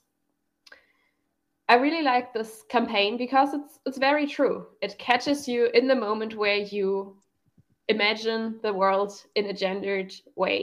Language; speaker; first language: English; non-native, fluent; German